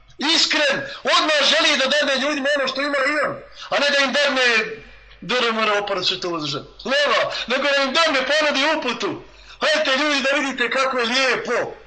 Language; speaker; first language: Bosnian; native; Bosnian